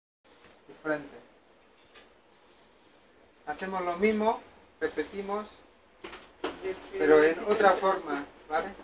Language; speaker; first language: Spanish; non-native, fluent; Persian